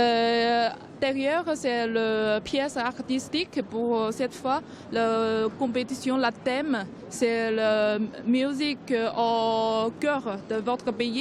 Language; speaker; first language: French; non-native, learner; Chinese